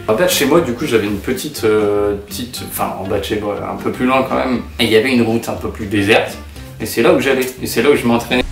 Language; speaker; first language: French; native; French